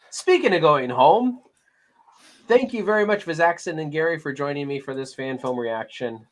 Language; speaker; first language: English; native; English